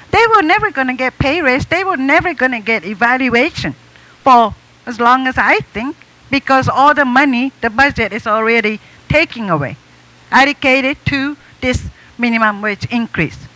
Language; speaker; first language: English; non-native, fluent; Japanese